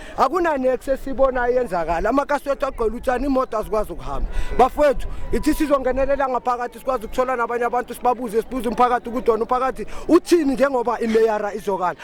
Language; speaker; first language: Zulu; native; Zulu